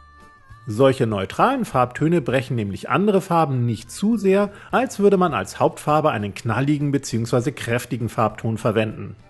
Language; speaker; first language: German; native; German